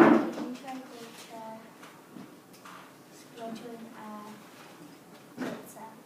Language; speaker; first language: Welsh; non-native, learner; English